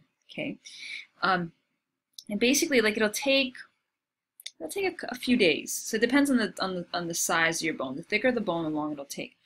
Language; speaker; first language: English; native; English